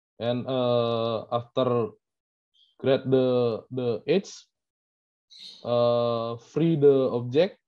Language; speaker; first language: English; non-native, learner; Indonesian